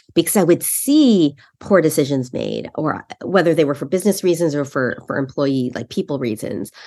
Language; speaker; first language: English; native; English